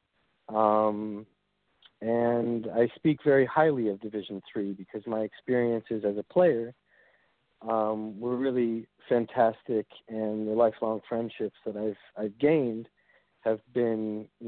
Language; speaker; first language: English; native; English